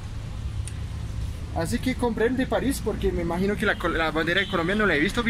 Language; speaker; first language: Spanish; non-native, fluent; French